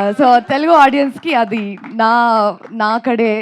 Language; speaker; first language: Telugu; non-native, learner; Kannada